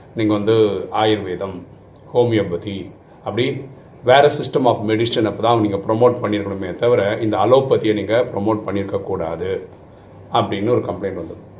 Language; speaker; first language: Tamil; non-native, local second language; Malayalam